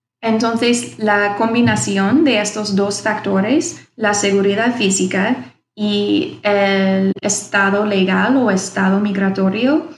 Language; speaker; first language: Spanish; non-native, fluent; English